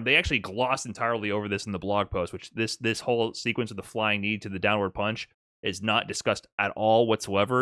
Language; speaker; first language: English; native; English